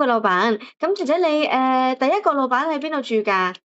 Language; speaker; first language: Cantonese; native; Cantonese